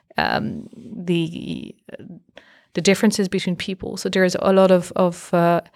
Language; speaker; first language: English; non-native, fluent; French